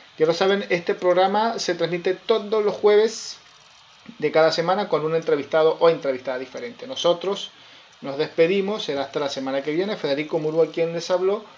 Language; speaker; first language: Spanish; native; Spanish